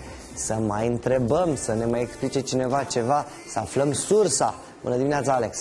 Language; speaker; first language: Romanian; native; Romanian